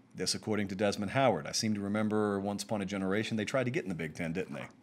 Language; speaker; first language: English; native; English